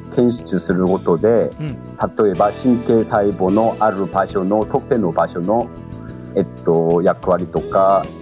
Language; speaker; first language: Japanese; non-native, fluent; Korean